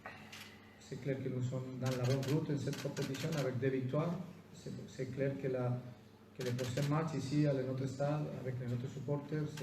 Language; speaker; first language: French; non-native, fluent; Spanish